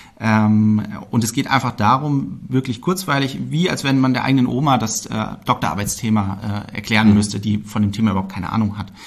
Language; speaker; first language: German; native; German